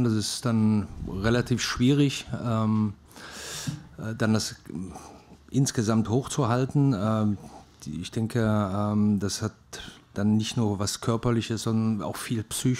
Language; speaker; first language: German; native; German